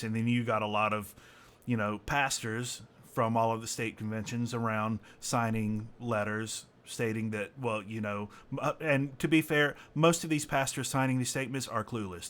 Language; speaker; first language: English; native; English